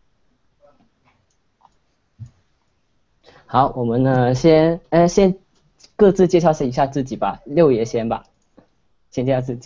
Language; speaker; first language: Chinese; non-native, local second language; Cantonese